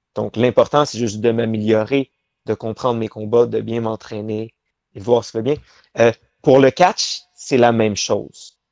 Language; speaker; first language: French; native; French